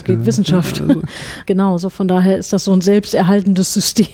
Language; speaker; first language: German; native; German